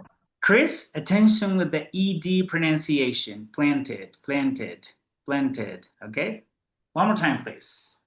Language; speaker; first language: English; non-native, fluent; Spanish